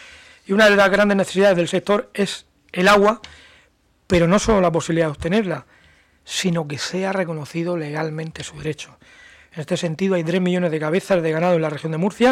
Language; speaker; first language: Spanish; native; Spanish